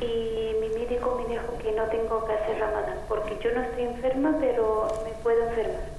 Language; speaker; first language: Spanish; non-native, fluent; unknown